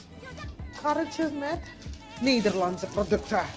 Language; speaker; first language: Dutch; non-native, fluent; Spanish